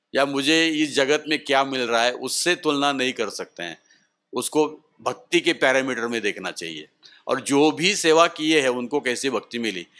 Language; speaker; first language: Hindi; non-native, local second language; Marathi